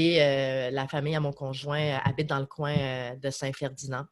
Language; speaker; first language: French; native; French